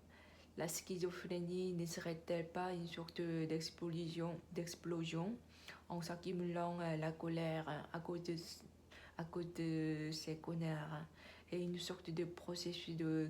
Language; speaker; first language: French; non-native, learner; Korean